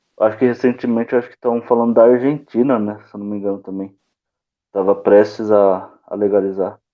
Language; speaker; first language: Portuguese; native; Portuguese